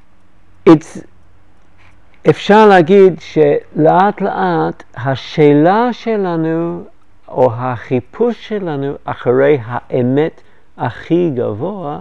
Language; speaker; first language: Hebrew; non-native, fluent; English